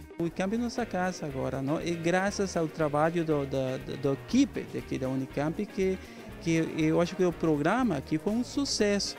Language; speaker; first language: Portuguese; non-native, fluent; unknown